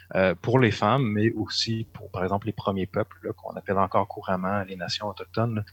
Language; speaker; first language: French; native; French